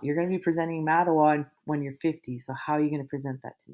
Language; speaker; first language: English; non-native, local second language; French